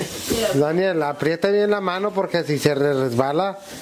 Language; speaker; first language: Spanish; early bilingual, heritage; Spanish